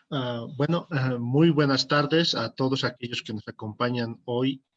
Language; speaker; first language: Spanish; native; Spanish